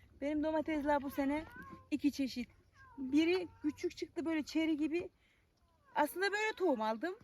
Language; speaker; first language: Turkish; native; Turkish